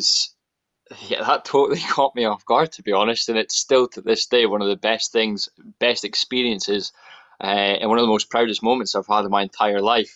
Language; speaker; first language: English; native; English